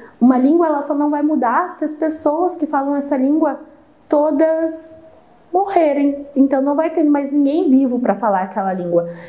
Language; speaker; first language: Portuguese; native; Portuguese